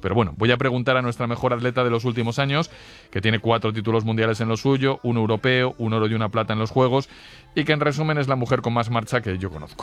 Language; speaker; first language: Spanish; native; Spanish